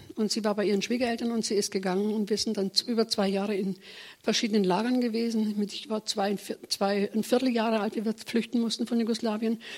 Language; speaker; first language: German; native; German